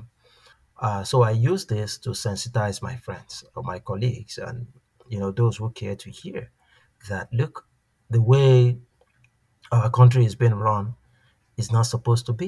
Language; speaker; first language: English; non-native, local second language; Yoruba